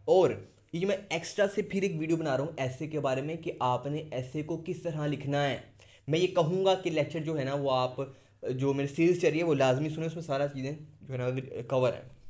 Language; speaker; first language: Urdu; non-native, local second language; Punjabi